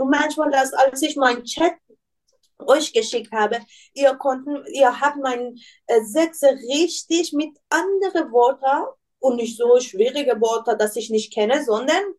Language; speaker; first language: German; non-native, learner; Persian